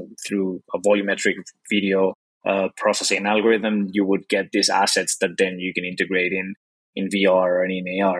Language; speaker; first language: English; non-native, fluent; Spanish